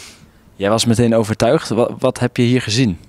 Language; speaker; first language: Dutch; native; Dutch